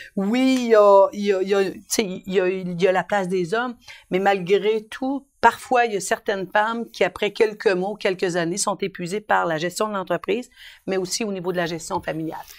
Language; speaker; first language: French; native; French